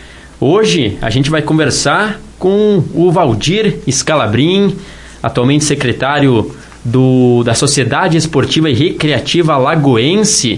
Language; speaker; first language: Portuguese; native; Portuguese